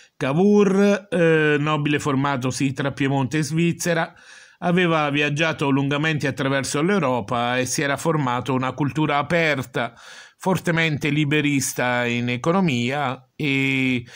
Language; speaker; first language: Italian; native; Italian